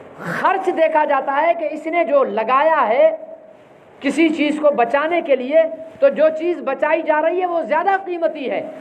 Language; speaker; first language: Urdu; non-native, local second language; Sindhi